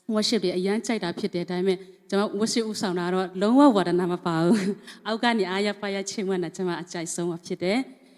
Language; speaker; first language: Burmese; non-native, learner; Mizo